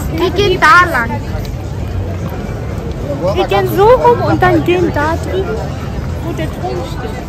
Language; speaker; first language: German; non-native, learner; Mongolian